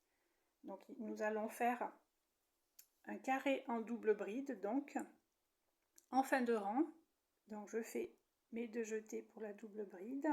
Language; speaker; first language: French; native; French